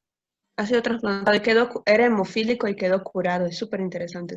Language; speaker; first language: Spanish; native; Spanish